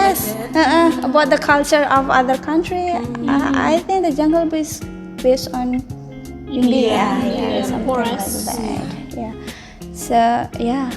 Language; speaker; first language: English; non-native, learner; Indonesian